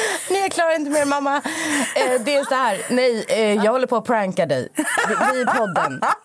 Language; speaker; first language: Swedish; native; Swedish